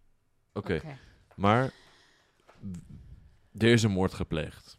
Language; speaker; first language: Dutch; native; Dutch